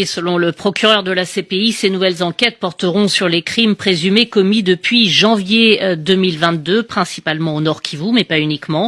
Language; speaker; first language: French; native; French